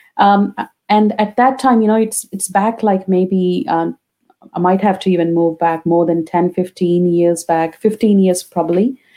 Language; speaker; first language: English; non-native, local second language; Punjabi